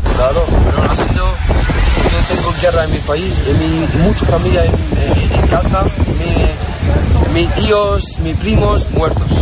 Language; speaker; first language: Spanish; non-native, learner; Arabic